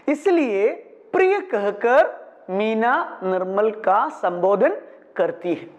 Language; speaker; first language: Hindi; non-native, local second language; Malayalam